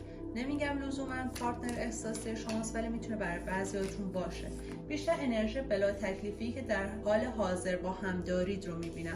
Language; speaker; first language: Persian; native; Persian